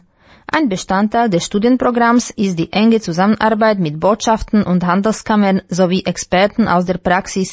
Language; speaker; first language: German; non-native, fluent; Slovak